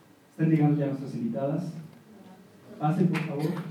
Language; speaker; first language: Spanish; native; Spanish